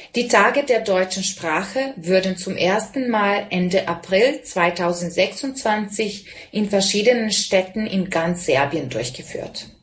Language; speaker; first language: German; non-native, fluent; Serbian